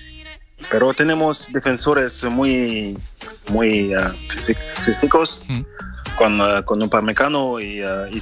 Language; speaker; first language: Spanish; non-native, fluent; French